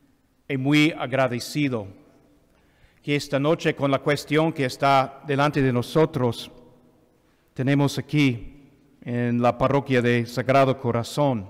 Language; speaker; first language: Spanish; non-native, fluent; English